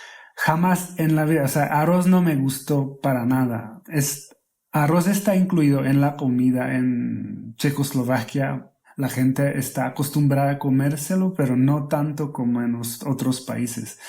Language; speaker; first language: Spanish; non-native, fluent; Hungarian